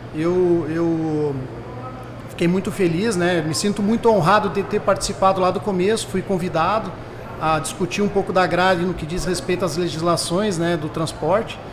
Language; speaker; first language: Portuguese; native; Portuguese